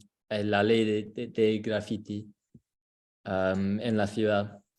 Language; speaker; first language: Spanish; non-native, learner; English